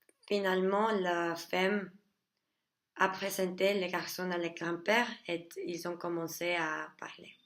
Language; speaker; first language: French; non-native, learner; Spanish